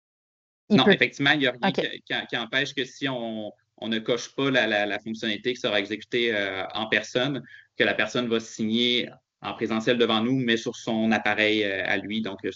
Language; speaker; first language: French; native; French